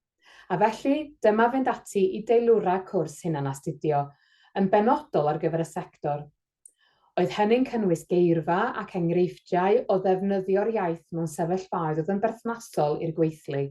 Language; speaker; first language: Welsh; native; Welsh